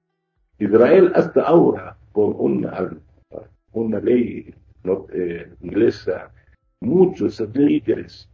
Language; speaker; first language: Spanish; non-native, fluent; Arabic